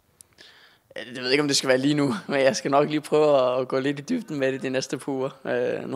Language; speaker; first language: Danish; native; Danish